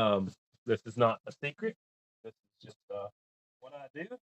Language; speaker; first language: English; native; English